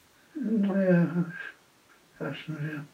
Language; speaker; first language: German; non-native, fluent; Polish